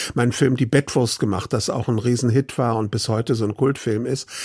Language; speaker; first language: German; native; German